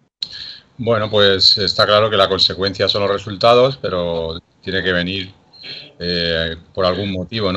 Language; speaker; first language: Spanish; native; Spanish